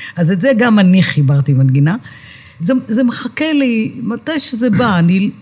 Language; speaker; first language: Hebrew; native; Hebrew